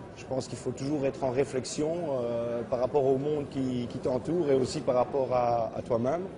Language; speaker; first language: French; native; French